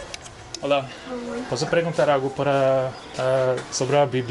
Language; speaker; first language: Portuguese; non-native, learner; English